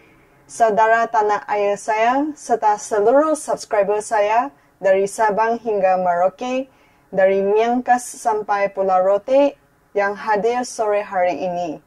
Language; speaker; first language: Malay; non-native, fluent; Chinese